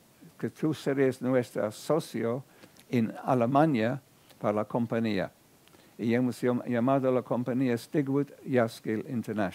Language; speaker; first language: Spanish; non-native, fluent; English